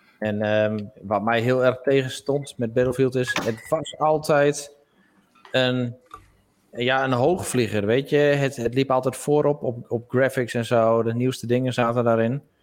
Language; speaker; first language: Dutch; native; Dutch